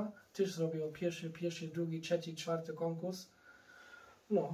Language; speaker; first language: Polish; early bilingual, heritage; German